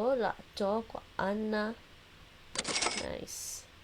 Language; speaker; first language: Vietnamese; non-native, learner; English